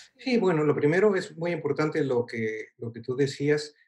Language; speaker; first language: Spanish; native; Spanish